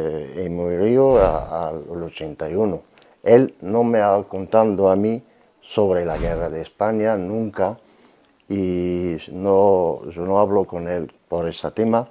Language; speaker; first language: Spanish; non-native, learner; Arabic